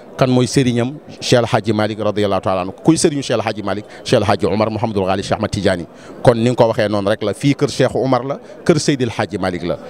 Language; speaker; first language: Wolof; non-native, local second language; Fula